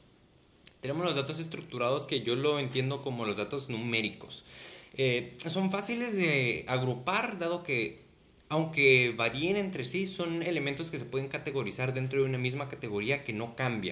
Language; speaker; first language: Spanish; native; Spanish